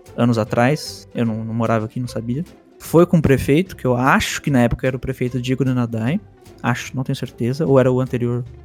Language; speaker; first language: Portuguese; early bilingual, other home language; Spanish